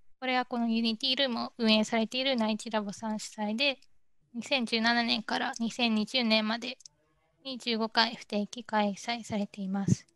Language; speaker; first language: Japanese; native; Japanese